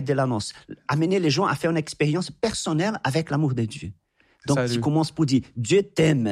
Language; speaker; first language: French; non-native, fluent; Portuguese